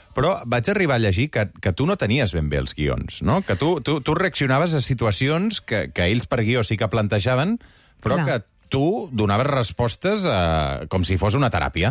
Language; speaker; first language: Catalan; native; Catalan